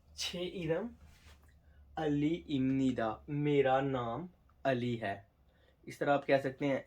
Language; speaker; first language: Urdu; native; Urdu